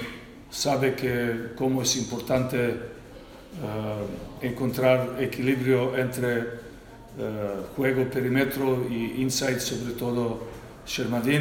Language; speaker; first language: Spanish; non-native, learner; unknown